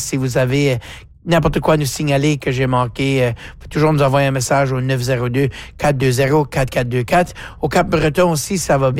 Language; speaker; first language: French; native; French